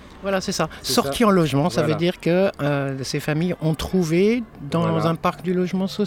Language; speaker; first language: French; native; French